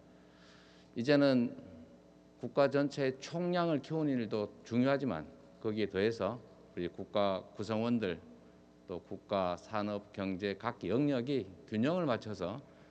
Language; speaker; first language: Korean; native; Korean